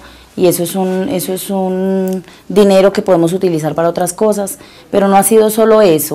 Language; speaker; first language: Spanish; native; Spanish